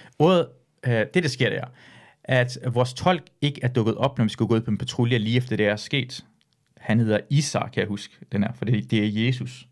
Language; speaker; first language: Danish; early bilingual, other home language; Persian